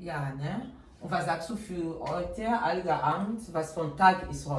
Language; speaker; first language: German; non-native, fluent; Lingala